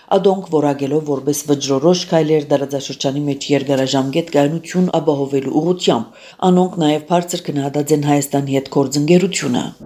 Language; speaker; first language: Armenian; early bilingual, heritage; Armenian